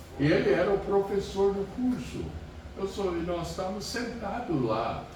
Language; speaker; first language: Portuguese; non-native, fluent; English